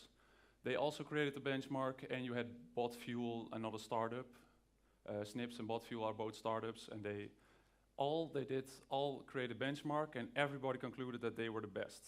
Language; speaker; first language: English; non-native, fluent; Dutch